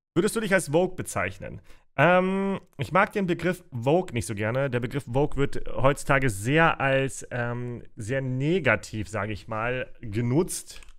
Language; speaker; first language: German; early bilingual, other home language; Russian